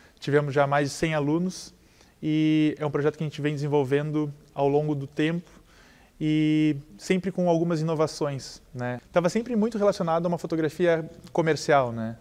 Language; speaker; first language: Portuguese; native; Portuguese